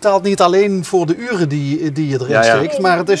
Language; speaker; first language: Dutch; native; Dutch